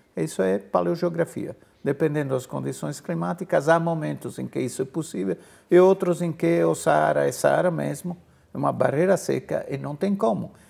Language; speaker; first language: Portuguese; non-native, fluent; Italian